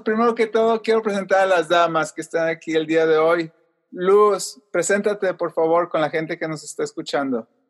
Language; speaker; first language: Spanish; native; Spanish